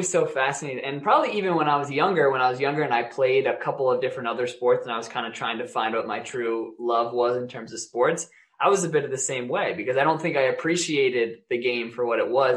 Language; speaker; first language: English; native; English